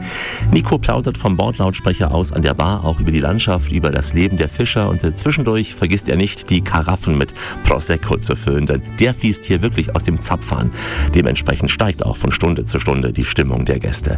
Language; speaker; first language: German; native; German